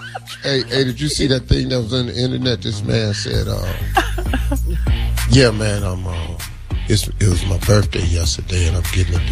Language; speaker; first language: English; native; English